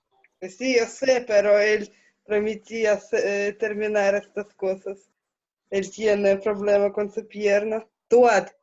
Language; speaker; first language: Spanish; non-native, learner; Russian